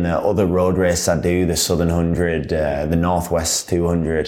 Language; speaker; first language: English; native; English